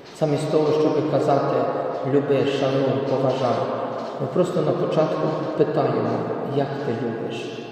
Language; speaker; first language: Ukrainian; non-native, fluent; Polish